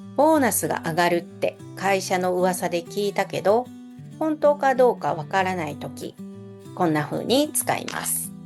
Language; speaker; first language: Japanese; native; Japanese